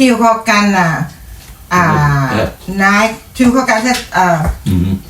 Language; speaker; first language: Swedish; non-native, learner; Thai